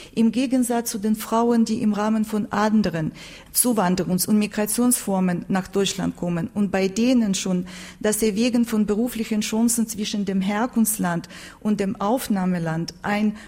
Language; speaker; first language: German; non-native, fluent; Turkish